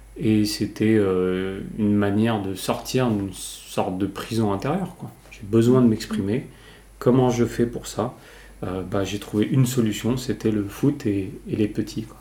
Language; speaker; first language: French; early bilingual, other home language; Kabyle